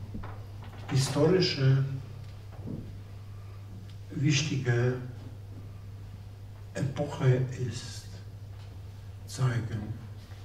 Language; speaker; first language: German; non-native, fluent; Polish